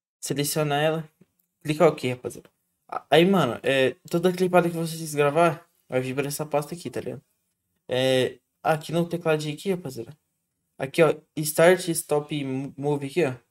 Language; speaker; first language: Portuguese; native; Portuguese